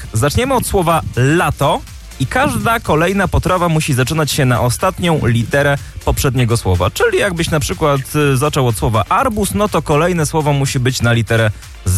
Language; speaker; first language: Polish; native; Polish